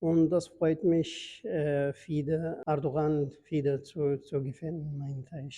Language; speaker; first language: German; non-native, learner; Turkish